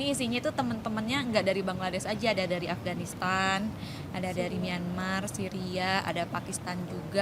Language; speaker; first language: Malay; non-native, local second language; Sundanese